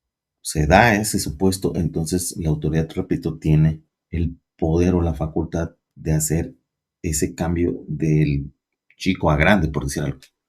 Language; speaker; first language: Spanish; native; Spanish